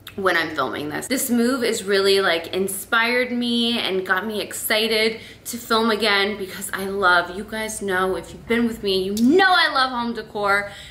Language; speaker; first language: English; native; English